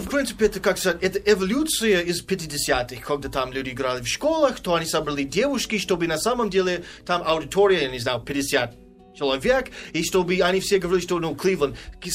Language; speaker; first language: Russian; non-native, fluent; English